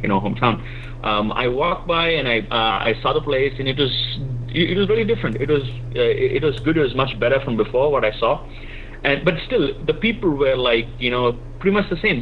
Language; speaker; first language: English; non-native, local second language; Malayalam